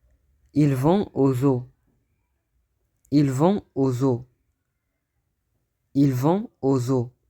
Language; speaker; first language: French; non-native, fluent; Arabic